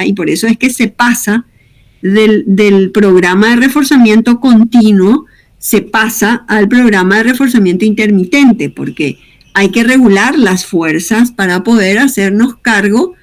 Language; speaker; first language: Spanish; native; Spanish